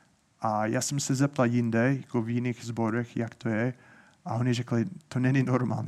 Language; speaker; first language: Czech; non-native, fluent; English